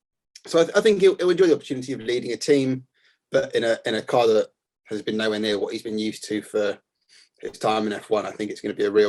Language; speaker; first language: English; native; English